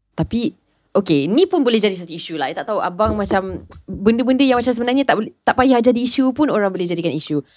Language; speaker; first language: Malay; non-native, local second language; English